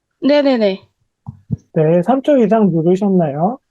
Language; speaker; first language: Korean; native; Korean